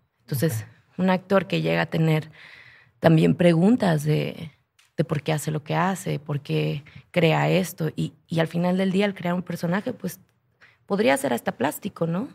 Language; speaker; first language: Spanish; native; Spanish